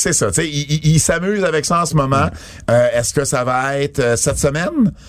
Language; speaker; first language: French; native; French